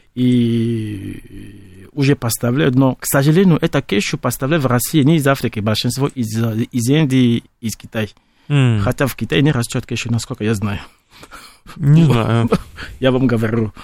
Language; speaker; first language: Russian; non-native, fluent; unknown